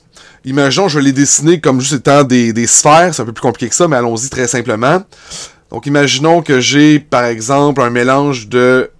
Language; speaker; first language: French; native; French